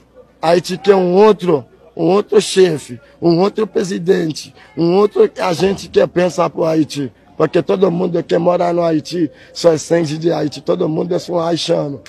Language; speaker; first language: Portuguese; non-native, local second language; Haitian Creole